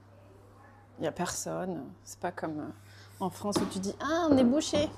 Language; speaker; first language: French; native; French